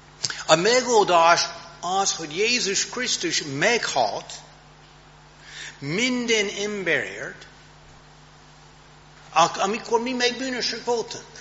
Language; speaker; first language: Hungarian; non-native, fluent; English